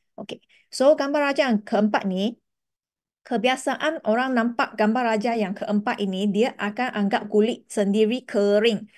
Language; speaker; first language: Malay; non-native, local second language; Chinese